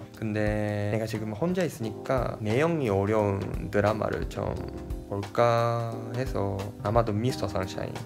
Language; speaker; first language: Korean; non-native, fluent; Japanese